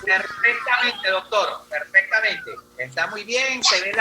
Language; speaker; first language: Spanish; native; Spanish